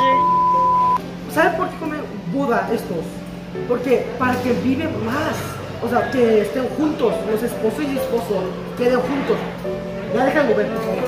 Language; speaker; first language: Spanish; non-native, learner; Korean